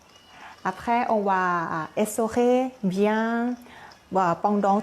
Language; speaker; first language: French; non-native, learner; Thai